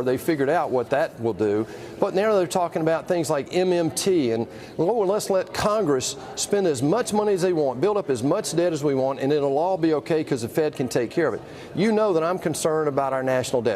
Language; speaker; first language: English; native; English